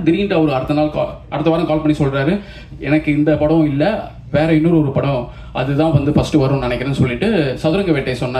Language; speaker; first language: Tamil; native; Tamil